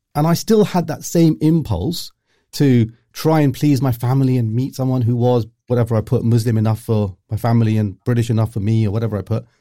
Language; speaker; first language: English; early bilingual, other home language; Urdu